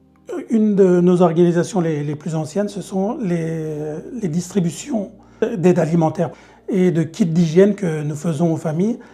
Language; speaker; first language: French; early bilingual, other home language; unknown